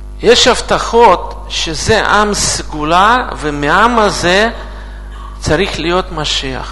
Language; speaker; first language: Hebrew; non-native, learner; Russian